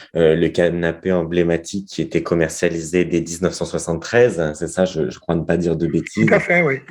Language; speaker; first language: French; native; French